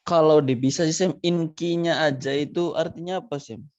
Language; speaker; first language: Indonesian; native; Indonesian